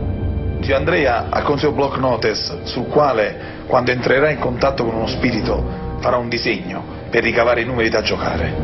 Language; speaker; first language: Italian; native; Italian